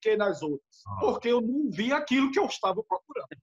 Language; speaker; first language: Portuguese; native; Portuguese